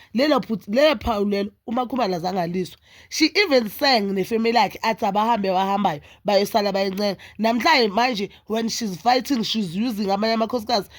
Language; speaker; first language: Zulu; native; Zulu